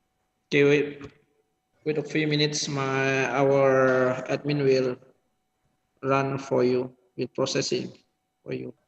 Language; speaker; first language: English; non-native, learner; Indonesian